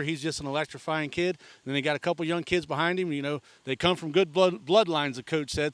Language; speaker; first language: English; native; English